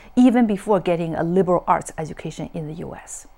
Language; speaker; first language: English; non-native, fluent; Chinese